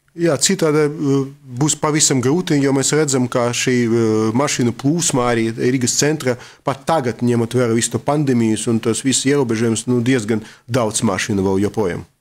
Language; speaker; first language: Latvian; non-native, local second language; Russian